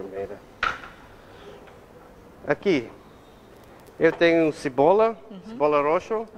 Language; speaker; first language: Portuguese; non-native, learner; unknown